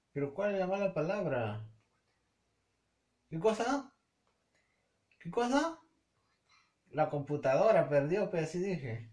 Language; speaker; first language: Spanish; native; Spanish